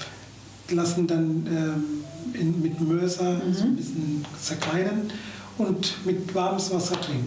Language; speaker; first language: German; non-native, fluent; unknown